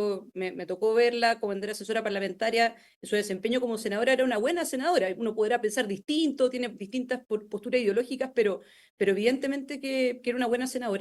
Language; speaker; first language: Spanish; native; Spanish